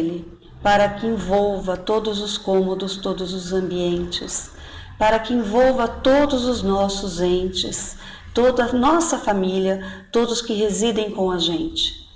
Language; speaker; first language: Portuguese; native; Portuguese